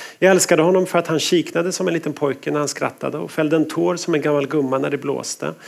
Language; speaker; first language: Swedish; native; Swedish